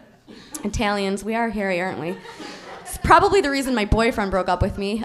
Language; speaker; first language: English; native; English